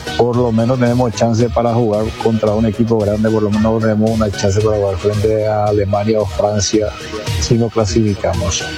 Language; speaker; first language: Spanish; native; Spanish